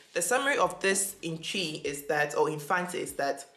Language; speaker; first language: English; non-native, local second language; Akan